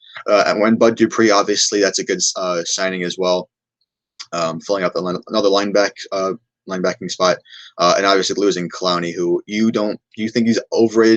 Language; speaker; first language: English; native; English